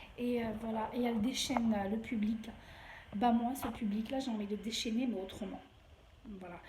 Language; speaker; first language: French; early bilingual, other home language; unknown